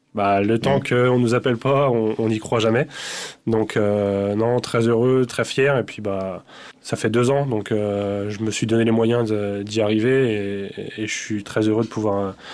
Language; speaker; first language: French; native; French